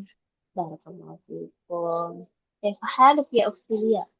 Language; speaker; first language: Arabic; non-native, fluent; Indonesian